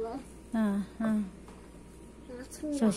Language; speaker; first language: Chinese; non-native, fluent; Javanese